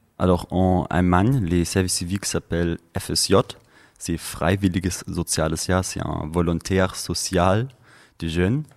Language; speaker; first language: French; non-native, learner; German